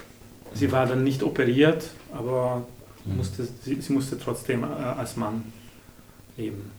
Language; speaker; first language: German; non-native, fluent; Hungarian